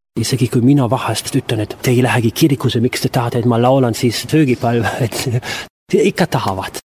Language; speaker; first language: Estonian; non-native, fluent; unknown